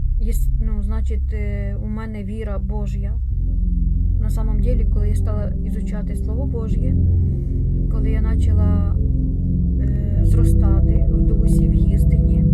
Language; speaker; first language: Ukrainian; non-native, local second language; Russian